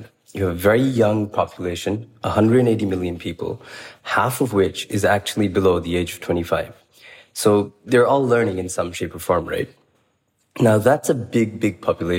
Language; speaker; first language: English; non-native, local second language; Bangla